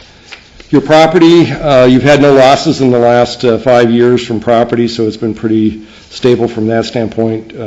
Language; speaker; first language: English; native; English